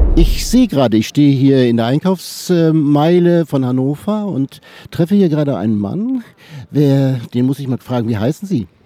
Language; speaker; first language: German; native; German